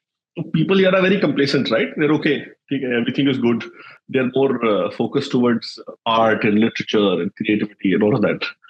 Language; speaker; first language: English; non-native, local second language; Hindi